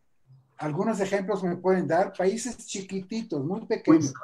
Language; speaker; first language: Spanish; non-native, fluent; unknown